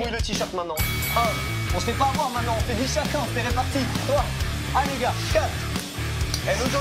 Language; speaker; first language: French; native; French